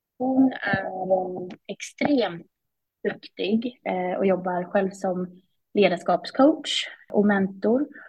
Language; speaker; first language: Swedish; native; Swedish